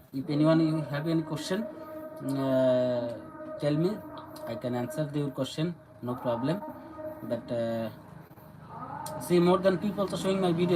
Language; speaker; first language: English; non-native, learner; Bangla